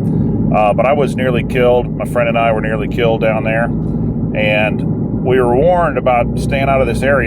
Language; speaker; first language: English; native; English